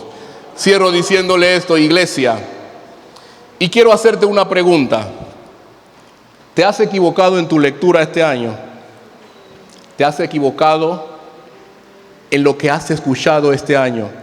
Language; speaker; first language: Spanish; native; Spanish